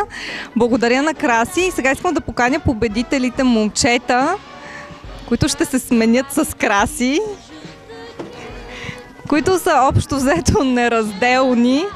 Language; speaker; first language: Bulgarian; native; Bulgarian